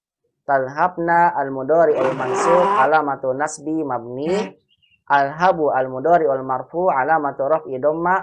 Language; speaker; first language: Arabic; non-native, fluent; Indonesian